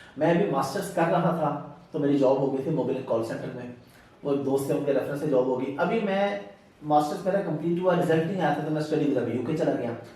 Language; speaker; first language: Urdu; non-native, local second language; Punjabi